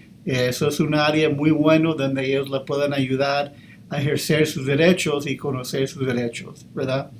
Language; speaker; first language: Spanish; early bilingual, heritage; English